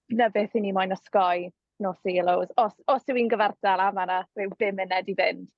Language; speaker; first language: Welsh; native; Welsh